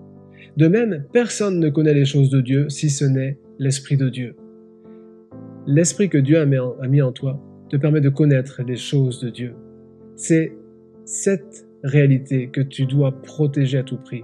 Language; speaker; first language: French; native; French